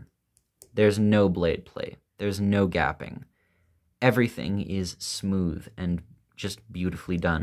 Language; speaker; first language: English; native; English